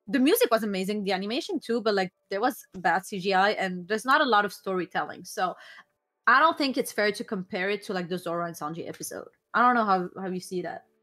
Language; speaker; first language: English; non-native, fluent; Arabic